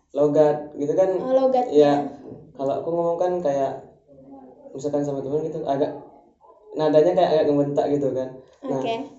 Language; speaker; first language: Indonesian; native; Indonesian